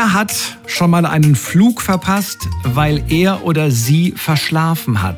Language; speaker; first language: German; native; German